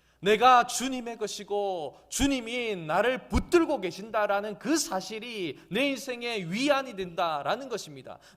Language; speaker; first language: Korean; native; Korean